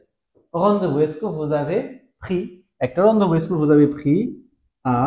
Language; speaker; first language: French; non-native, fluent; Bangla